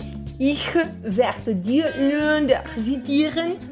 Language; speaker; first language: German; non-native, learner; Portuguese